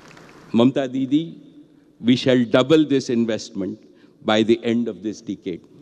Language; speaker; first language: English; non-native, local second language; Gujarati